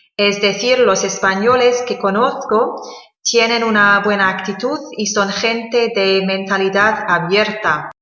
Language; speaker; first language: Spanish; non-native, fluent; English